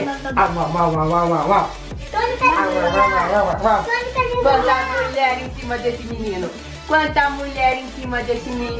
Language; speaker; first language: Portuguese; native; Portuguese